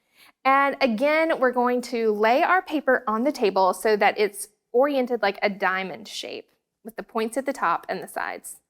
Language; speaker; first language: English; native; English